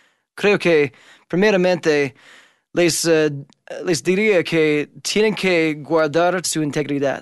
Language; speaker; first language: Spanish; non-native, fluent; English